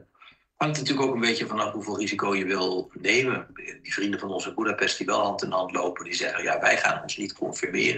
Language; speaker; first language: Dutch; native; Dutch